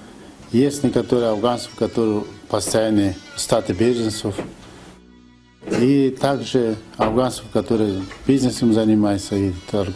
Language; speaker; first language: Russian; non-native, fluent; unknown